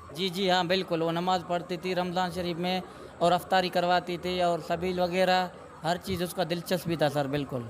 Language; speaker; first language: Urdu; non-native, local second language; Sindhi